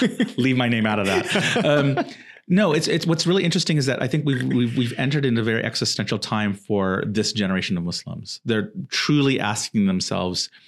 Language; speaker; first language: English; native; English